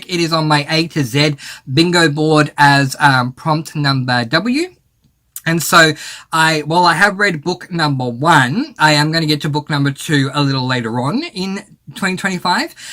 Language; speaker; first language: English; native; English